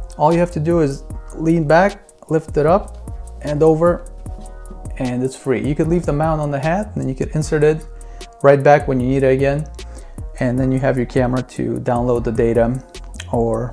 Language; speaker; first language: English; native; English